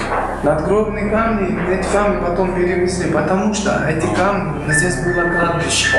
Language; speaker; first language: Russian; non-native, learner; Georgian